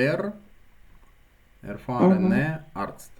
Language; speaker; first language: German; non-native, fluent; Ukrainian